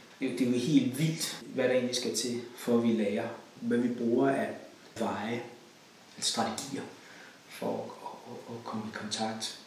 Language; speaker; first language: Danish; native; Danish